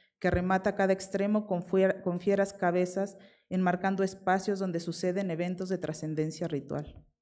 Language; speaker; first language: Spanish; native; Spanish